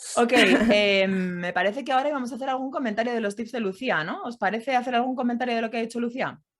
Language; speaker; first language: Spanish; native; Spanish